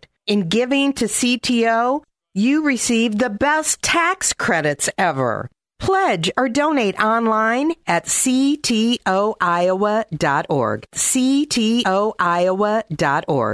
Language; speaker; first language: English; native; English